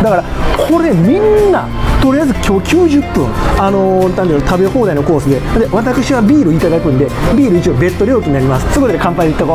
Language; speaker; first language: Japanese; native; Japanese